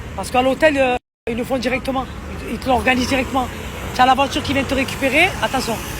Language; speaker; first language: French; native; French